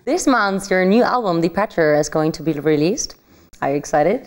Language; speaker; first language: English; non-native, fluent; German